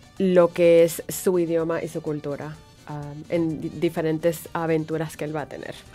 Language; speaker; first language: Spanish; early bilingual, heritage; Spanish